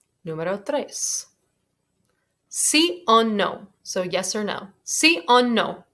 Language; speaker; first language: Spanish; non-native, fluent; English